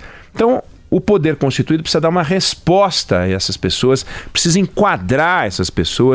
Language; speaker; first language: Portuguese; native; Portuguese